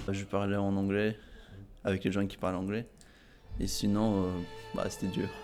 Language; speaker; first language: French; non-native, fluent; Azerbaijani